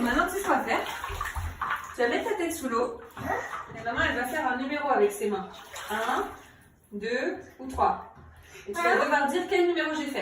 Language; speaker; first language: French; native; French